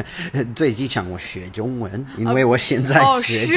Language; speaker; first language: Chinese; non-native, learner; English